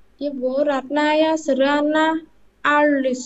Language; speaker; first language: Russian; non-native, learner; Vietnamese